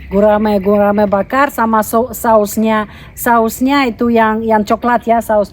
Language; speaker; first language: Indonesian; non-native, fluent; Russian